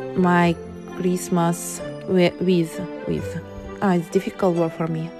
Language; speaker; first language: English; non-native, learner; Ukrainian